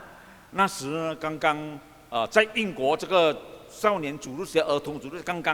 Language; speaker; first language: Chinese; early bilingual, heritage; Chinese